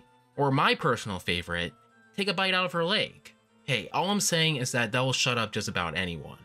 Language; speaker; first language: English; native; English